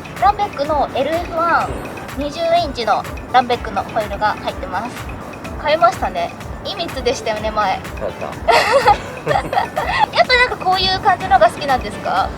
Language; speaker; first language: Japanese; native; Japanese